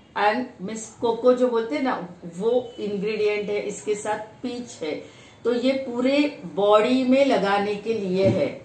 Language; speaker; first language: Hindi; non-native, local second language; Marathi